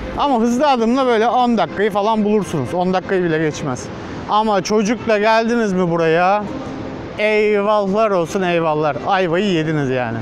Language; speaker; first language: Turkish; native; Turkish